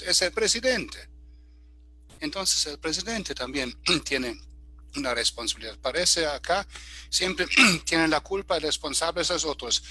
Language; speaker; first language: Spanish; non-native, fluent; German